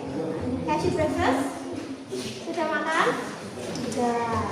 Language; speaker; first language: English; non-native, learner; Indonesian